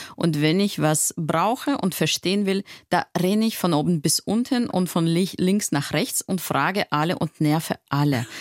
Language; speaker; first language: German; non-native, fluent; Russian